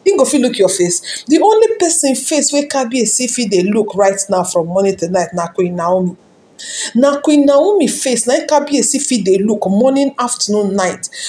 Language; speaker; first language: Nigerian Pidgin; non-native, local second language; Yoruba